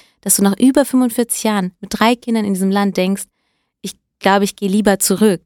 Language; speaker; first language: German; early bilingual, other home language; Italian